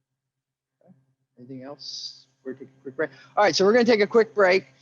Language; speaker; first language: English; native; English